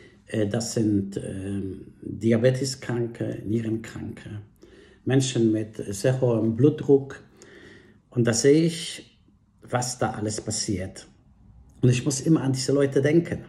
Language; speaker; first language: German; non-native, fluent; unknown